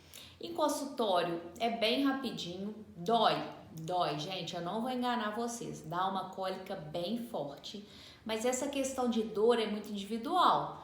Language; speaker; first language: Portuguese; native; Portuguese